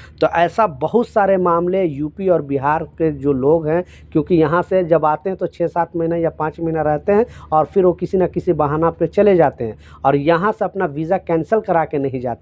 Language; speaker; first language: Hindi; native; Hindi